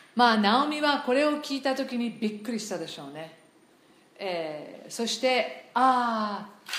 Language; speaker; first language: Japanese; non-native, fluent; English